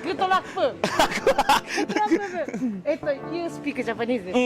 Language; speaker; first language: English; non-native, learner; Japanese